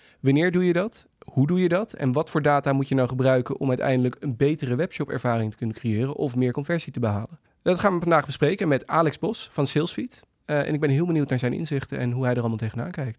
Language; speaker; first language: Dutch; native; Dutch